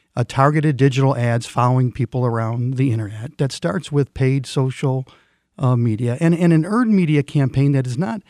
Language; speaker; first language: English; non-native, fluent; Swedish